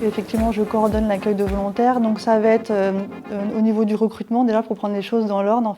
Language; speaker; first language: French; native; French